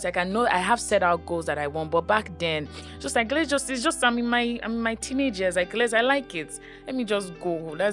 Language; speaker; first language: English; non-native, local second language; Yoruba